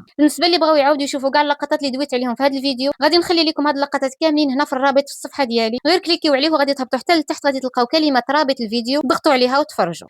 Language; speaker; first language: Arabic; native; Arabic